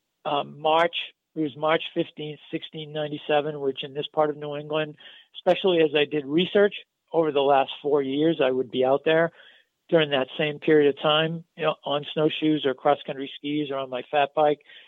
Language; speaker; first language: English; native; English